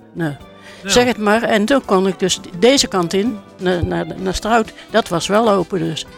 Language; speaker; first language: Dutch; native; Dutch